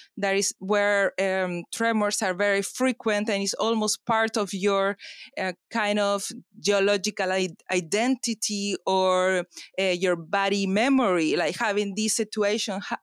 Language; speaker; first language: English; non-native, fluent; Spanish